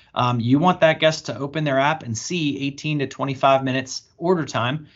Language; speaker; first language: English; native; English